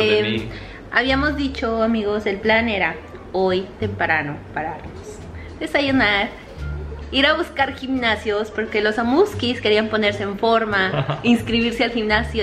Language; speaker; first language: Spanish; native; Spanish